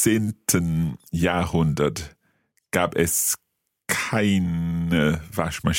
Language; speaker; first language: German; non-native, learner; English